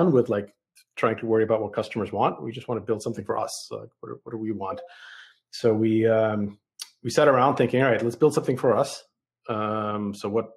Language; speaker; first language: English; early bilingual, other home language; Russian